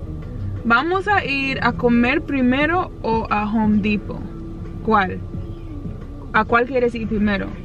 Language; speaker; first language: Spanish; early bilingual, heritage; Spanish